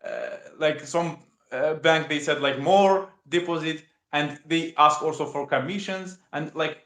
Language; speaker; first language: English; non-native, learner; Russian